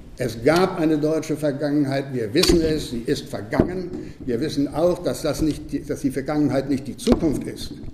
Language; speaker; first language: German; native; German